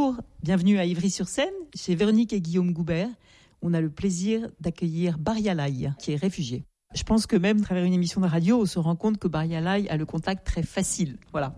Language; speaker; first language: French; native; French